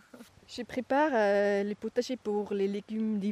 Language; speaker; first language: French; non-native, fluent; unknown